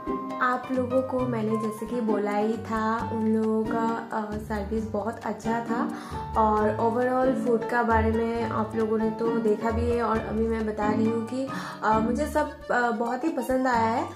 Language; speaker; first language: Hindi; non-native, local second language; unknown